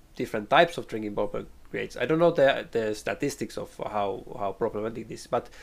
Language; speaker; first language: English; non-native, fluent; Finnish